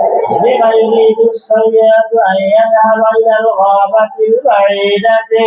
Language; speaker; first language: Arabic; non-native, learner; Bangla